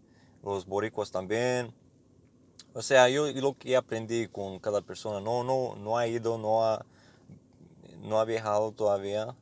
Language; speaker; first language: Spanish; non-native, learner; English